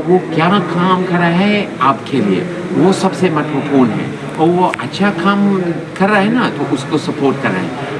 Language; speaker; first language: Hindi; non-native, fluent; English